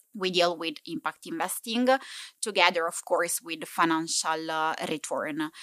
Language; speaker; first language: English; non-native, fluent; Italian